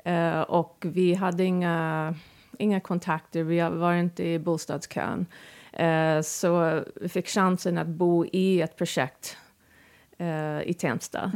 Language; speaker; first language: Swedish; non-native, fluent; English